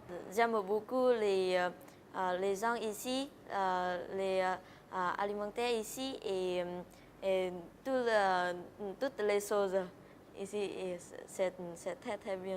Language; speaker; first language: French; non-native, learner; Vietnamese